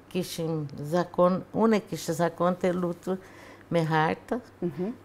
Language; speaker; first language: Albanian; non-native, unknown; Portuguese